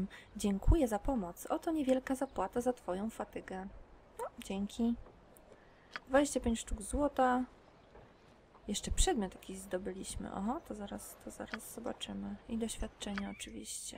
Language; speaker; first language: Polish; native; Polish